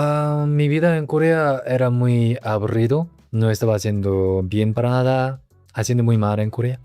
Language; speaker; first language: Spanish; non-native, learner; Korean